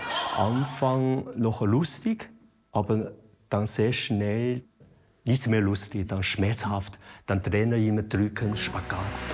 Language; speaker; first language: German; non-native, learner; Chinese